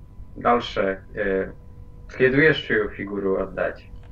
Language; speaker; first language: Russian; non-native, fluent; Polish